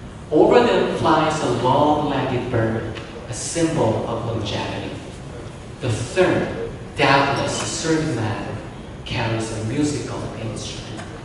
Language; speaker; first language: English; non-native, fluent; Korean